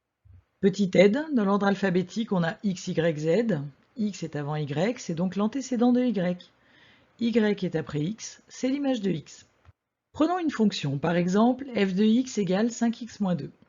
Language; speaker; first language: French; native; French